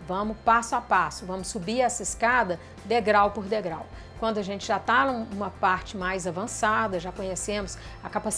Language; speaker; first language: Portuguese; native; Portuguese